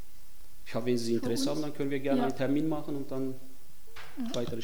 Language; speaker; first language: German; non-native, fluent; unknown